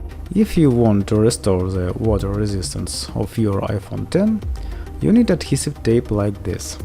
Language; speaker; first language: English; non-native, fluent; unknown